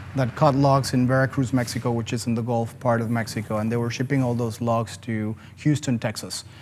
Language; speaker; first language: English; non-native, fluent; Spanish